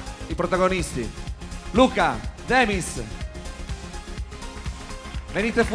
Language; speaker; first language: Italian; native; Italian